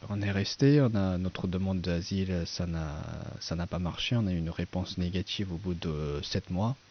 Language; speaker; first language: French; non-native, fluent; Persian